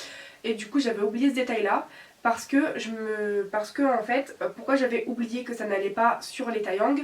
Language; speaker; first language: French; native; French